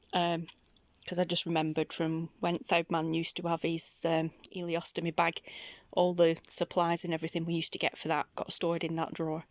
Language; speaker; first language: English; native; English